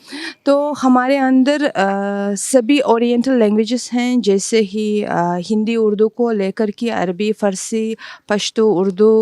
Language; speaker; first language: Hindi; non-native, fluent; Uzbek